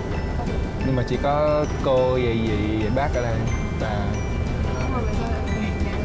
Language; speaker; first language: Vietnamese; early bilingual, heritage; English